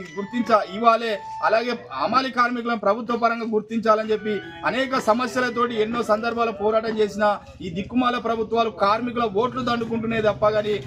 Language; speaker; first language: Telugu; native; Telugu